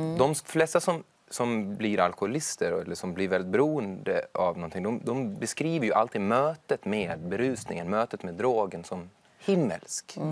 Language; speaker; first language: Swedish; native; Swedish